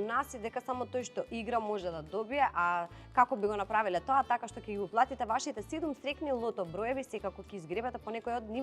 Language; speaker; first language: Macedonian; native; Macedonian